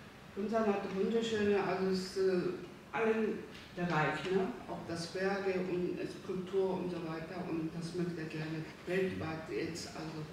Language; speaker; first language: German; non-native, learner; Korean